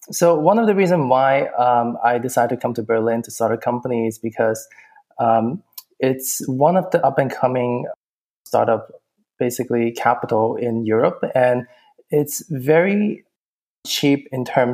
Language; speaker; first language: English; native; English